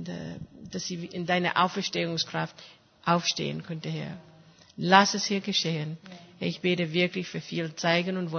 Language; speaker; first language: German; non-native, fluent; English